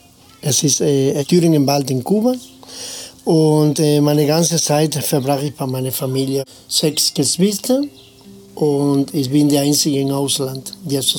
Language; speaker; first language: German; non-native, fluent; Spanish